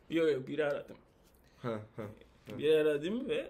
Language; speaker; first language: Turkish; non-native, fluent; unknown